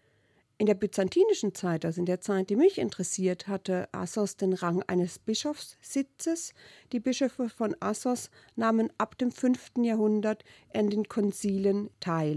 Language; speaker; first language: German; native; German